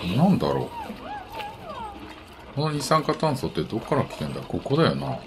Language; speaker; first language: Japanese; native; Japanese